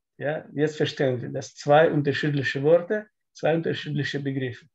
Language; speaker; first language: German; non-native, learner; Russian